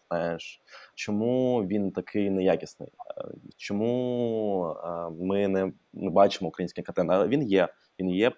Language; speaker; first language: Ukrainian; non-native, local second language; Russian